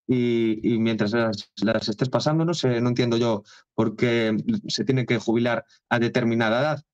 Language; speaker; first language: Spanish; non-native, local second language; Galician